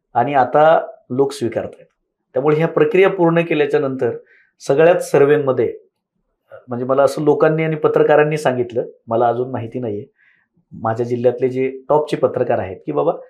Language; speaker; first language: Marathi; native; Marathi